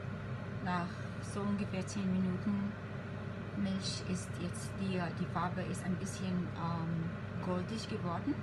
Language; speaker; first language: German; non-native, fluent; Arabic